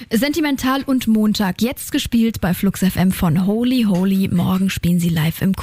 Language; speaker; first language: German; native; German